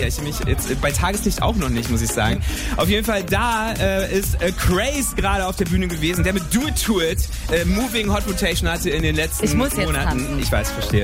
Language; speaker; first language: German; native; German